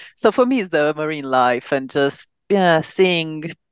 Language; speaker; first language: English; non-native, fluent; Romanian